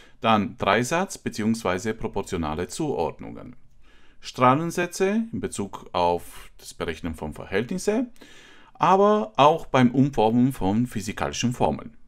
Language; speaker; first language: German; non-native, fluent; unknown